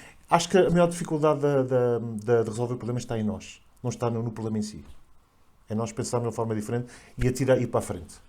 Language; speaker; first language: Portuguese; native; Portuguese